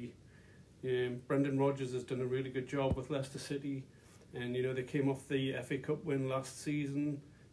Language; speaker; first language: English; native; English